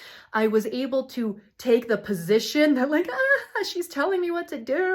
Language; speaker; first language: English; native; English